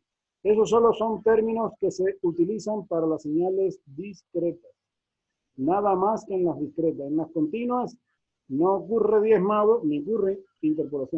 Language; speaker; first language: Spanish; native; Spanish